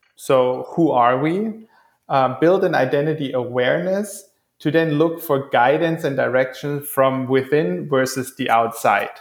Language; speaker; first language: English; non-native, fluent; German